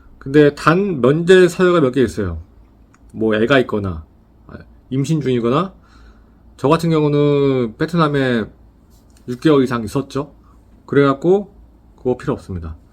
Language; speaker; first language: Korean; native; Korean